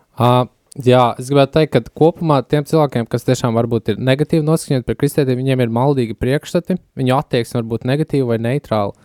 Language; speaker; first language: Latvian; native; Latvian